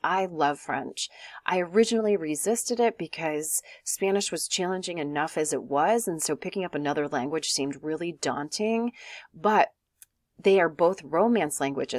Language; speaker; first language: English; native; English